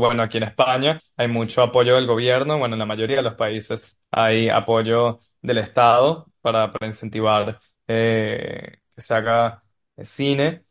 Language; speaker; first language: Spanish; native; Spanish